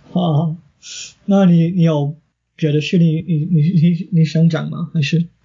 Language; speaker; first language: Chinese; non-native, fluent; English